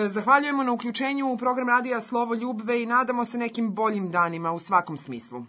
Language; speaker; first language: Serbian; native; Serbian